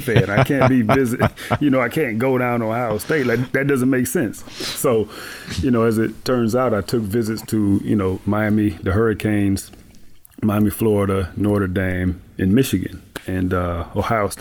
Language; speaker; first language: English; native; English